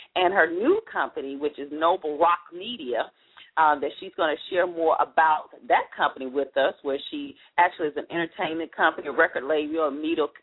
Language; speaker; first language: English; native; English